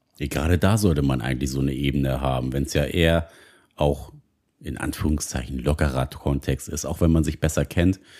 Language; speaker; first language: German; native; German